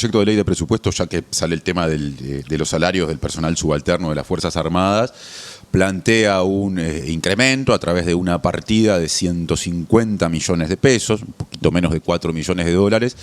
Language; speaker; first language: Spanish; native; Spanish